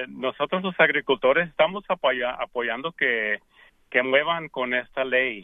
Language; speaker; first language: Spanish; early bilingual, heritage; Spanish